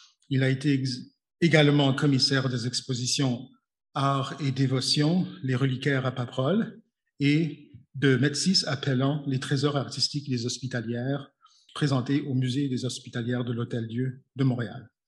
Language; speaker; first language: French; native; French